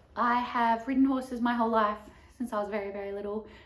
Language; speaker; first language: English; native; English